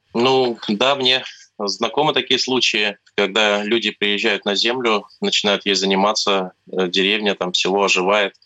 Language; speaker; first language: Russian; native; Russian